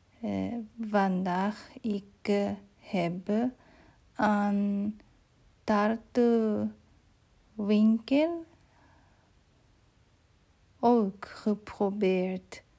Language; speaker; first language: Dutch; non-native, learner; Arabic